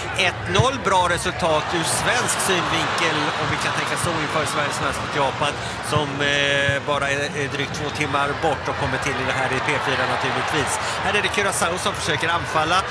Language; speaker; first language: Swedish; native; Swedish